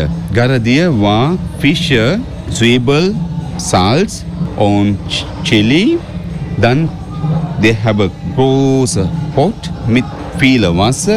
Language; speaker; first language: German; non-native, learner; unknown